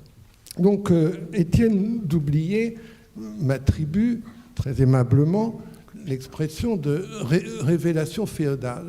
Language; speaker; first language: French; native; French